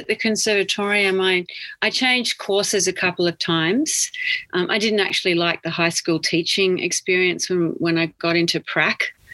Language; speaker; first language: English; native; English